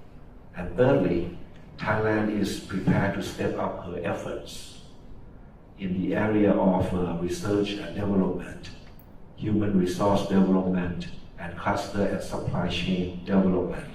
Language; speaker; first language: English; non-native, fluent; Thai